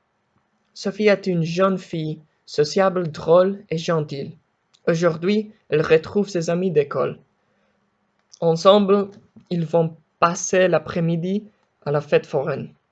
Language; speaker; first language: French; non-native, learner; Spanish